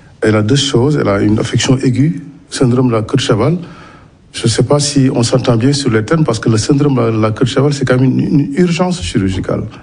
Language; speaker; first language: French; non-native, local second language; Wolof